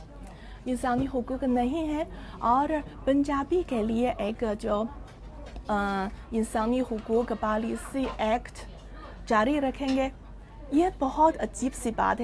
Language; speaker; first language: Hindi; non-native, fluent; Chinese